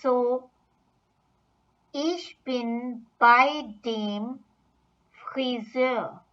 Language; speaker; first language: German; non-native, fluent; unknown